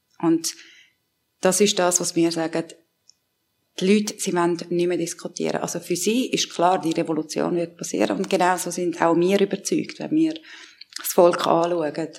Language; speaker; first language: German; early bilingual, other home language; Persian